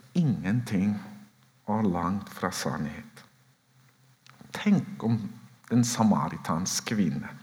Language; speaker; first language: Norwegian; non-native, fluent; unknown